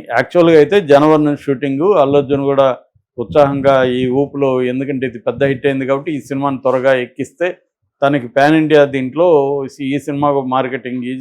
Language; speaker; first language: Telugu; native; Telugu